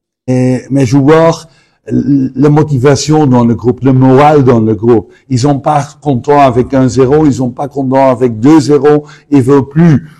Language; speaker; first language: French; non-native, fluent; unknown